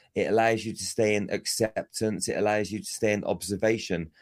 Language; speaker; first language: English; native; English